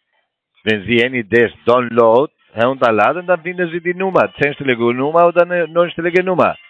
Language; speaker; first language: German; non-native, learner; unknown